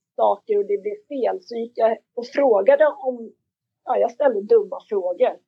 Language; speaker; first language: Swedish; native; Swedish